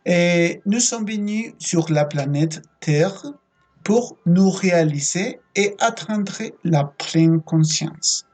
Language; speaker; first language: French; non-native, fluent; Spanish